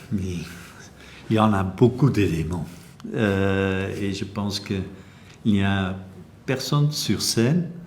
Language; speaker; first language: French; non-native, local second language; Dutch